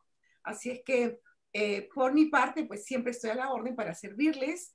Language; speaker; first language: Spanish; native; Spanish